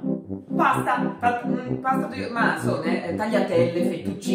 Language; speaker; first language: Japanese; non-native, learner; Italian